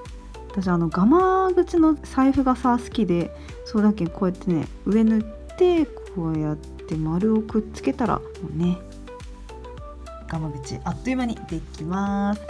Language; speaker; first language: Japanese; native; Japanese